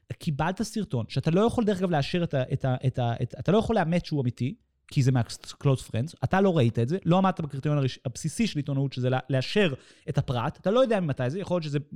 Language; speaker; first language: Hebrew; native; Hebrew